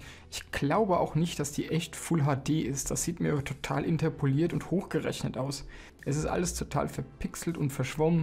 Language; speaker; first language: German; native; German